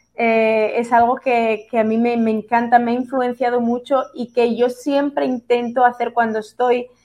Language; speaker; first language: Spanish; native; Spanish